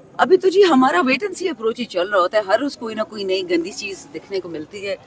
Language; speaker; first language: Urdu; non-native, local second language; Pashto